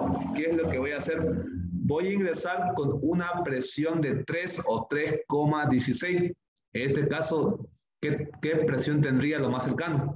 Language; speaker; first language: Spanish; native; Spanish